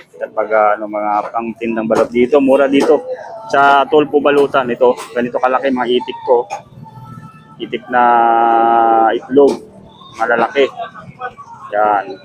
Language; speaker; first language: Filipino; non-native, local second language; Masbatenyo